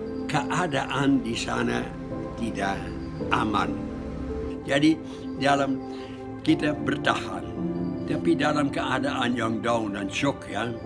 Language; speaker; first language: Indonesian; non-native, fluent; Dutch